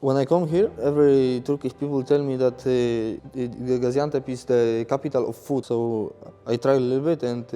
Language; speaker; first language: English; non-native, fluent; Polish